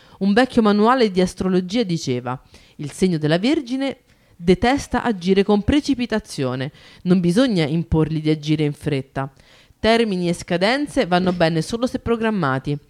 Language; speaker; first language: Italian; native; Italian